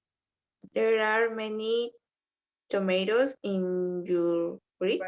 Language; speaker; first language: English; non-native, learner; Spanish